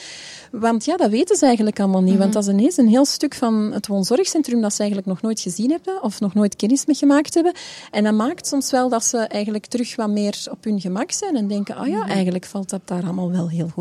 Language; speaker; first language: Dutch; native; Dutch